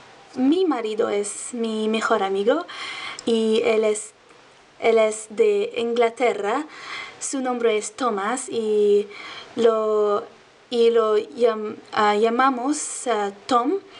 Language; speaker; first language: Spanish; non-native, learner; Arabic